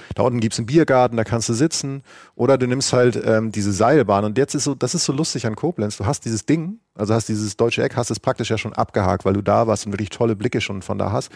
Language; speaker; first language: German; native; German